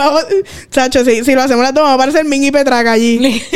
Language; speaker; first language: Spanish; native; Spanish